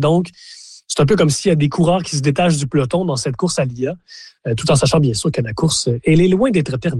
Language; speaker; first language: French; native; French